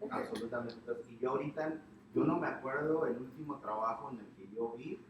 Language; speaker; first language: Spanish; early bilingual, heritage; Spanish